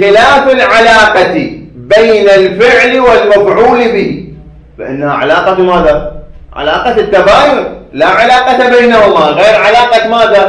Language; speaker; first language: Arabic; native; Arabic